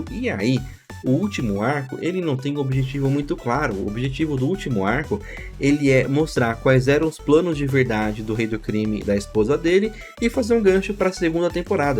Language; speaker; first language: Portuguese; native; Portuguese